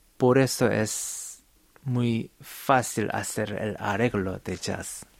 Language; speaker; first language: Spanish; non-native, fluent; Korean